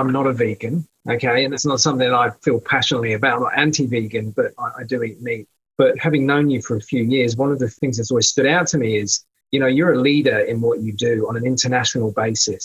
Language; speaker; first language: English; native; English